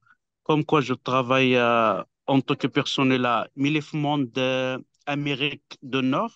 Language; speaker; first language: French; non-native, fluent; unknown